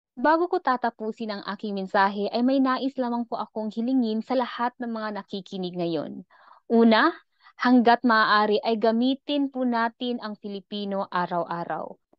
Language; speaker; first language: Filipino; non-native, local second language; Cebuano